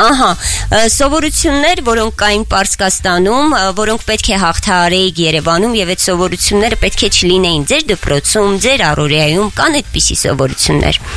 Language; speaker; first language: Armenian; native; Armenian